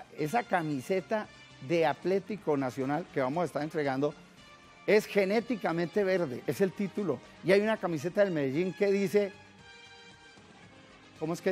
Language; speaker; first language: Spanish; native; Spanish